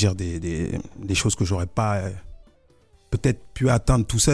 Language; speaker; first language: French; early bilingual, other home language; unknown